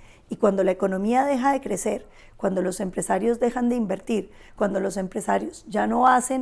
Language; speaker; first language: Spanish; native; Spanish